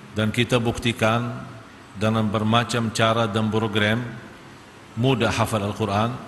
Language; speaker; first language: Malay; non-native, fluent; Arabic